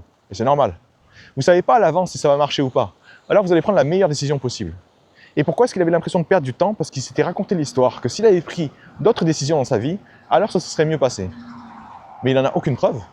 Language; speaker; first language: French; native; French